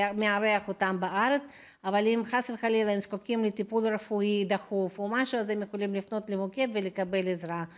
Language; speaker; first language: Hebrew; non-native, fluent; Russian